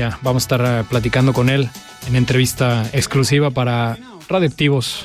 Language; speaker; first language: Spanish; native; Spanish